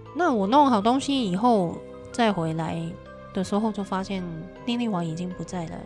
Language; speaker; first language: Chinese; non-native, fluent; Cantonese